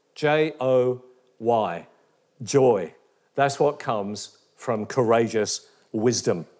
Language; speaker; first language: English; native; English